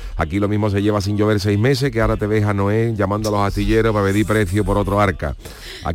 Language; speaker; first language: Spanish; native; Spanish